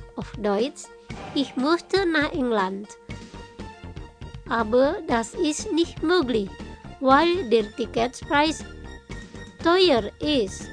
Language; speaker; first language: German; non-native, fluent; Indonesian